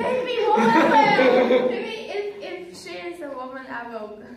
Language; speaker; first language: English; non-native, learner; Chinese